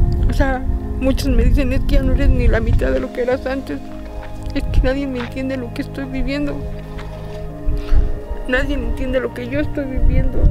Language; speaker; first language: Spanish; native; Spanish